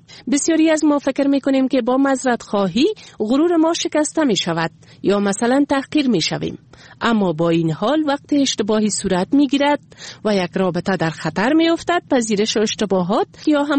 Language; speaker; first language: Persian; native; Persian